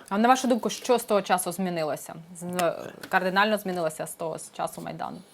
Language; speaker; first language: Ukrainian; native; Ukrainian